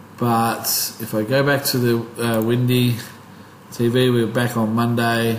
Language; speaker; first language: English; native; English